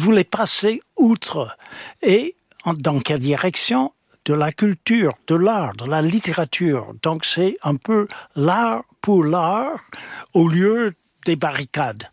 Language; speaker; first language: French; non-native, fluent; English